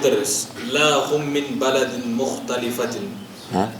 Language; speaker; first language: Arabic; non-native, learner; Kashmiri